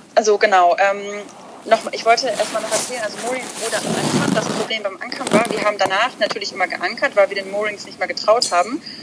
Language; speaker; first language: German; early bilingual, other home language; Russian